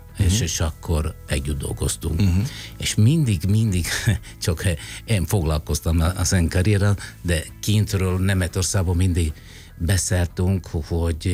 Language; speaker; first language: Hungarian; non-native, fluent; Italian